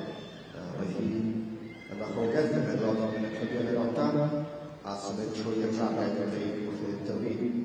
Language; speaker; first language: Welsh; native; Welsh